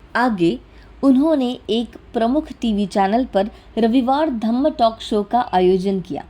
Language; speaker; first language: Hindi; native; Hindi